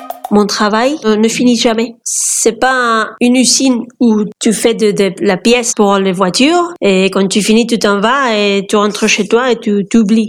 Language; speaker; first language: French; non-native, fluent; Spanish